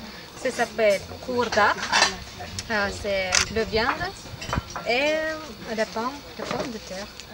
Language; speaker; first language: French; non-native, learner; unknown